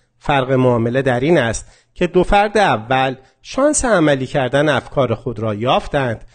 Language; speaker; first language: Persian; non-native, local second language; Azerbaijani